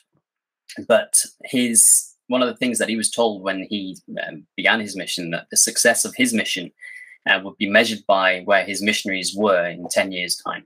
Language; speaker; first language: English; native; English